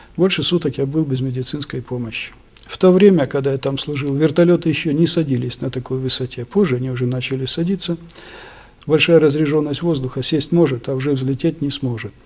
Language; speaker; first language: Russian; native; Russian